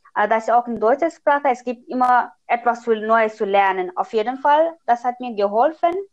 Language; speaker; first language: German; non-native, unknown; Nepali